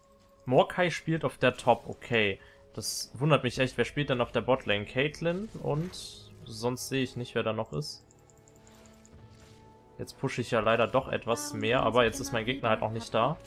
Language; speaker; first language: German; native; German